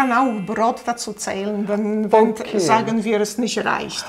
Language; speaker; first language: German; non-native, fluent; Polish